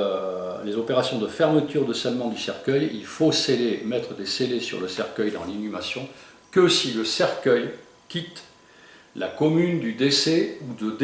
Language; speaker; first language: French; native; French